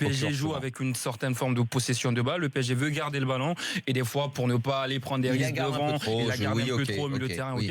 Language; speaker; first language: French; native; French